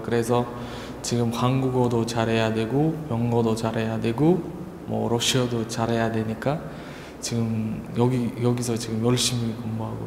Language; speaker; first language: Korean; non-native, fluent; Uzbek